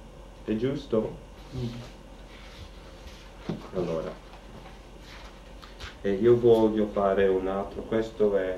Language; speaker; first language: Italian; non-native, learner; English